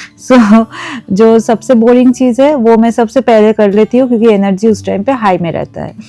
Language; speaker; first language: Hindi; non-native, local second language; Bangla